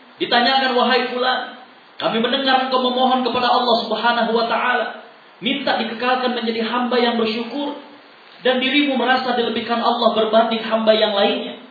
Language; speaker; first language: Indonesian; native; Indonesian